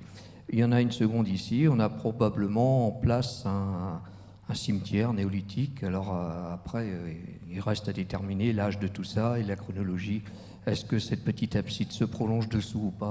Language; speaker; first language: French; native; French